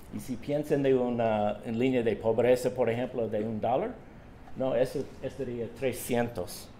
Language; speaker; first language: Spanish; non-native, fluent; English